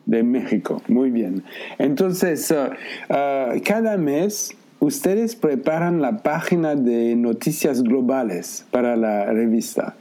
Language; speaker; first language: Spanish; non-native, fluent; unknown